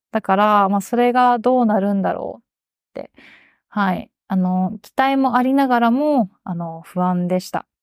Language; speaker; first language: Japanese; native; Japanese